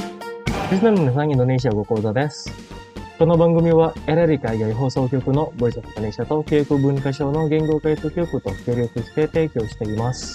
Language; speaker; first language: Japanese; non-native, fluent; Indonesian